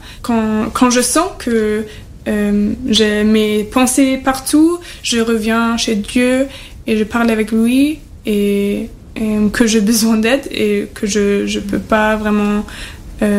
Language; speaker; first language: French; non-native, learner; German